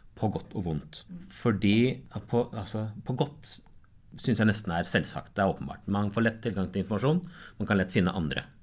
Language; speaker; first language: Norwegian; native; Norwegian